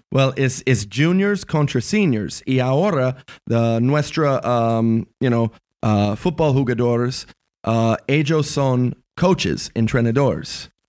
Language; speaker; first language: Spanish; non-native, learner; English